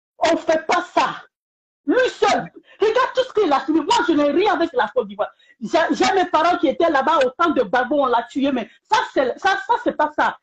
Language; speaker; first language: French; non-native, local second language; Bambara